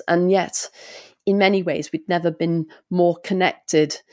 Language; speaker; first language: English; native; English